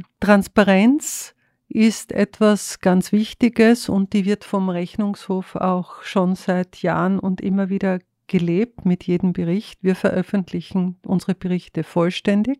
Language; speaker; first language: German; native; German